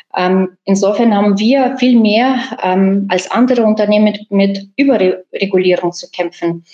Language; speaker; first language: German; early bilingual, other home language; Russian